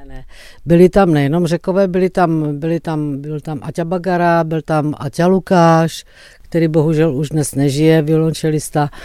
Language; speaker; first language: Czech; early bilingual, other home language; Greek